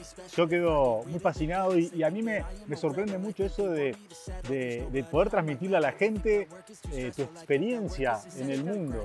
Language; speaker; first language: Spanish; native; Spanish